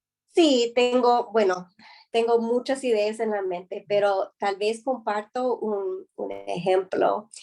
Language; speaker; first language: Spanish; non-native, fluent; English